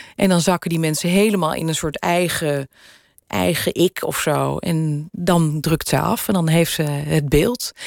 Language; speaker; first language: Dutch; native; Dutch